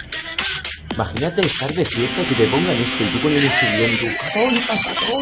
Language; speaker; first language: Spanish; native; Spanish